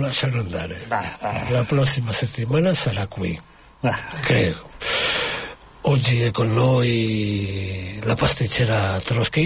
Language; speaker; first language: Italian; non-native, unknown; Catalan